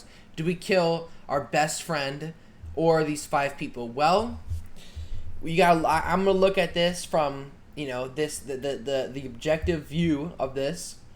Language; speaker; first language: English; native; English